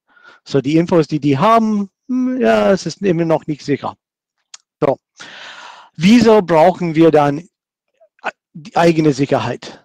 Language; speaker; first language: German; non-native, fluent; English